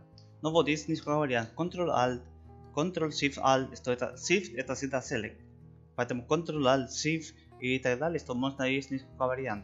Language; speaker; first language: Russian; non-native, learner; Spanish